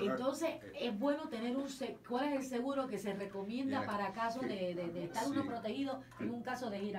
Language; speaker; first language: Spanish; native; Spanish